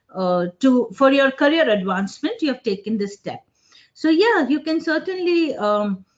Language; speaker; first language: English; non-native, local second language; Hindi